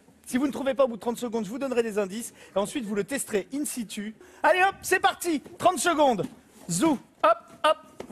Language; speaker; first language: French; native; French